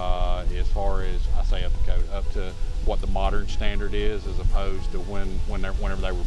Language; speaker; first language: English; native; English